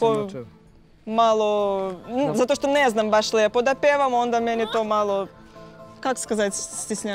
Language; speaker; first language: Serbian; non-native, learner; Russian